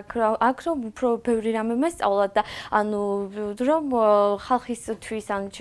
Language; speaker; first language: Georgian; non-native, local second language; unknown